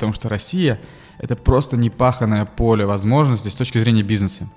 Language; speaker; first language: Russian; native; Russian